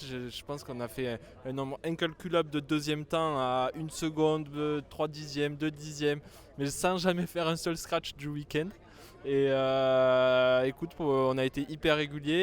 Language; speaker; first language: French; native; French